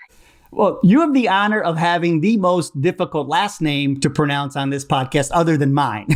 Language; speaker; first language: English; native; English